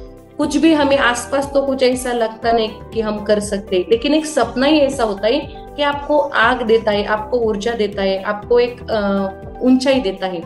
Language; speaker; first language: Hindi; native; Hindi